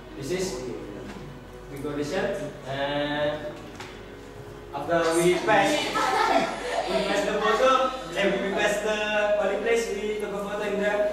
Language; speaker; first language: English; non-native, learner; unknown